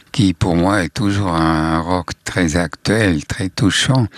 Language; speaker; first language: French; non-native, fluent; German